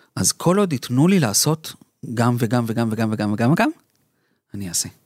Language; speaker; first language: Hebrew; early bilingual, other home language; Spanish